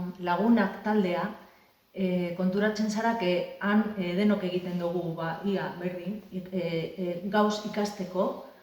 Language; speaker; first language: Basque; non-native, local second language; Spanish